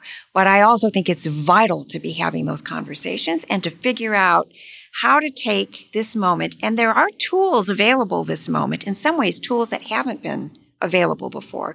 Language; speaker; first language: English; native; English